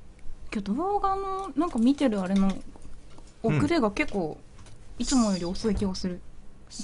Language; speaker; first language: Japanese; native; Japanese